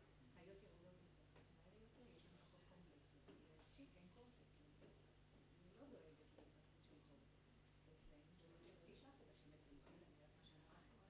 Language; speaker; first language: Hebrew; native; Hebrew